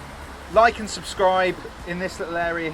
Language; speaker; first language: English; native; English